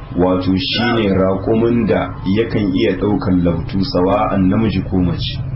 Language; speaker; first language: Hausa; native; Hausa